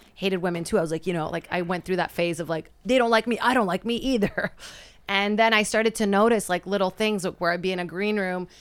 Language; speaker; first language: English; non-native, fluent; Portuguese